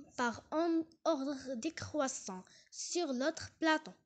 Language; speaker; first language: French; non-native, local second language; Arabic